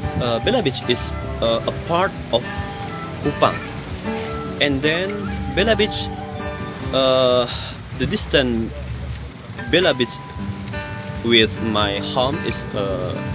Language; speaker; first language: English; non-native, learner; Indonesian